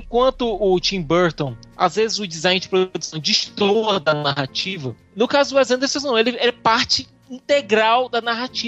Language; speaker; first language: Portuguese; native; Portuguese